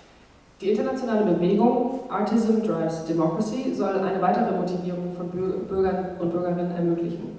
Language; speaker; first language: German; native; German